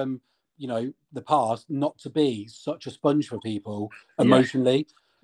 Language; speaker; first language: English; native; English